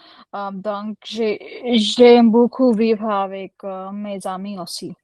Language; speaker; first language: French; non-native, learner; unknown